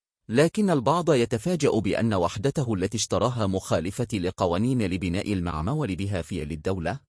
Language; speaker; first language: Arabic; native; Arabic